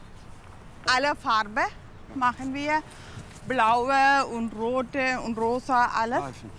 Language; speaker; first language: German; non-native, learner; Tamil